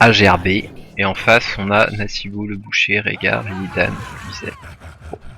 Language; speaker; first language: French; native; French